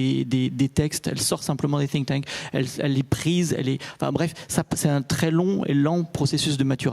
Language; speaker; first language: French; native; French